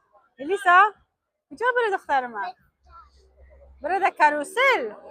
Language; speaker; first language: Persian; native; Persian